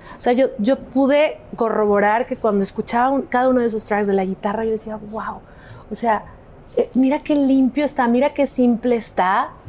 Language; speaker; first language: Spanish; native; Spanish